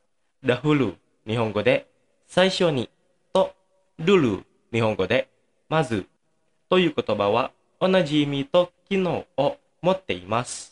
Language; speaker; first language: Japanese; non-native, fluent; Indonesian